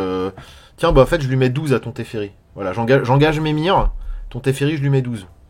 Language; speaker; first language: French; native; French